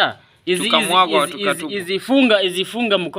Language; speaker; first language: English; non-native, learner; Swahili